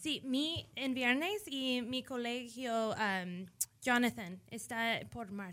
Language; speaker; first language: Spanish; early bilingual, heritage; English